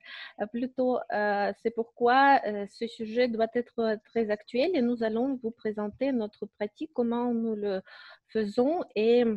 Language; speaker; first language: French; non-native, fluent; Russian